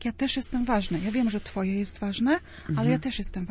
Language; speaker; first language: Polish; native; Polish